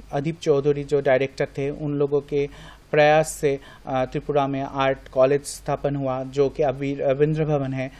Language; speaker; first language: Hindi; non-native, local second language; Bangla